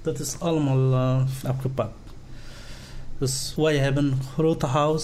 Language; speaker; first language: Dutch; non-native, learner; Nepali